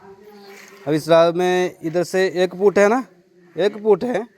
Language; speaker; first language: Hindi; non-native, local second language; Malayalam